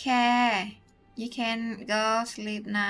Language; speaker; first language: English; non-native, learner; Vietnamese